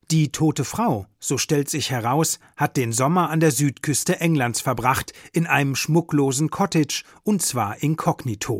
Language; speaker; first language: German; native; German